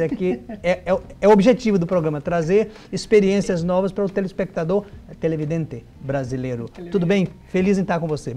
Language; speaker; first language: Portuguese; native; Portuguese